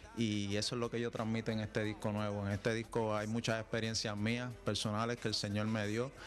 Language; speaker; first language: Spanish; native; Spanish